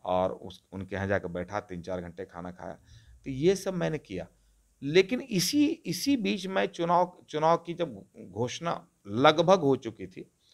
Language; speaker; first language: Hindi; non-native, local second language; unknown